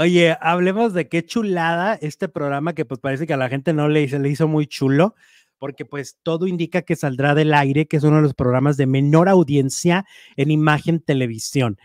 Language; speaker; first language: Spanish; native; Spanish